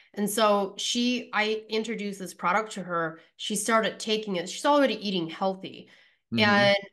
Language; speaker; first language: English; early bilingual, other home language; Pennsylvania German